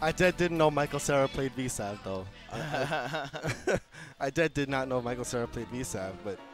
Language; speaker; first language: English; native; English